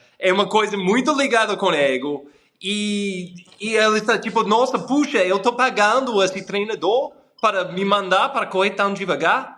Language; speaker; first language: Portuguese; non-native, fluent; English